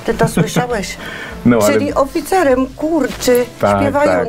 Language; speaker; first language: Polish; native; Polish